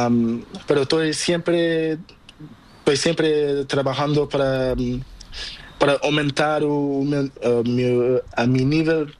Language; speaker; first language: Spanish; non-native, learner; Portuguese